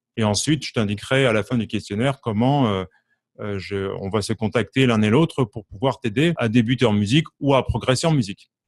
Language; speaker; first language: French; native; French